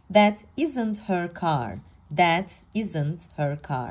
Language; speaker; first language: English; non-native, fluent; Turkish